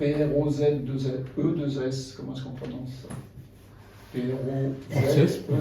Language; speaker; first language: French; native; French